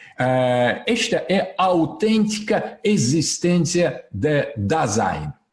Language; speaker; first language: Portuguese; non-native, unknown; Russian